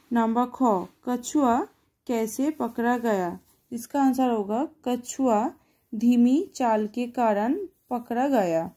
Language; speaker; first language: Hindi; non-native, local second language; Bangla